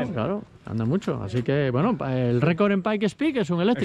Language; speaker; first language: Spanish; native; Spanish